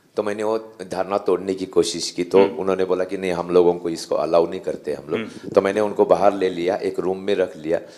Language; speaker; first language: Hindi; non-native, local second language; Marathi